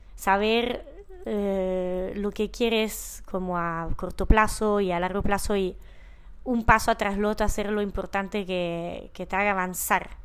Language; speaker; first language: Spanish; non-native, fluent; Italian